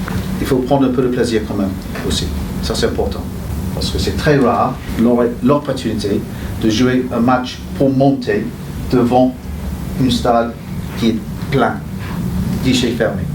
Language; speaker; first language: French; non-native, fluent; English